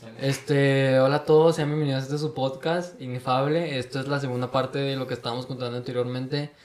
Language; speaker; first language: Spanish; native; Spanish